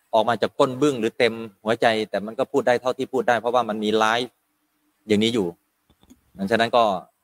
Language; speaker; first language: Thai; native; Thai